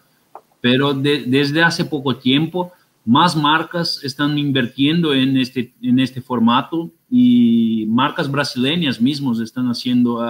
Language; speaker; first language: Spanish; non-native, fluent; Portuguese